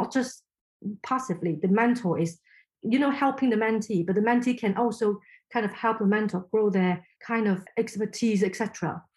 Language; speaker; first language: English; non-native, local second language; Cantonese